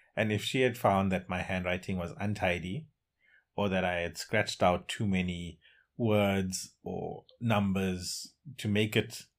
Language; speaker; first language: English; native; English